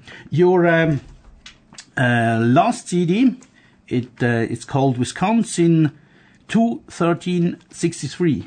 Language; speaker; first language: English; non-native, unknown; German